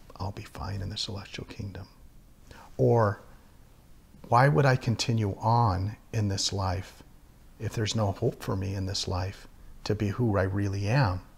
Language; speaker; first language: English; native; English